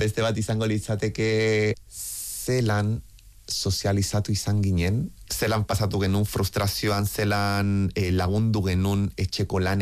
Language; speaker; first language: Basque; native; Basque